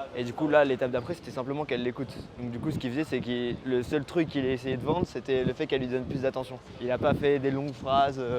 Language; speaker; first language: French; native; French